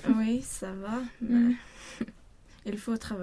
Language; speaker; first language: French; non-native, learner; Swedish